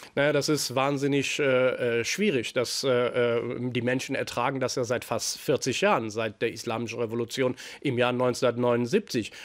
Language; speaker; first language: German; early bilingual, other home language; Persian